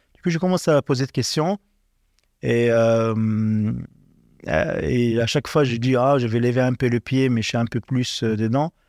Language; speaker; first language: French; non-native, learner; Arabic